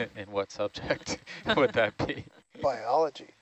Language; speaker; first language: English; native; English